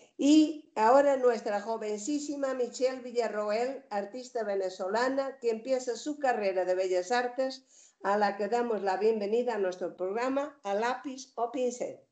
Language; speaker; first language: Spanish; native; Spanish